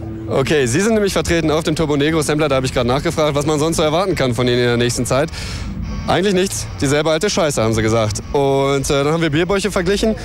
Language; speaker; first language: German; native; German